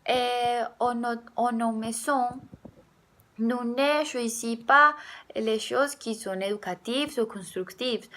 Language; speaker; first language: French; non-native, learner; Spanish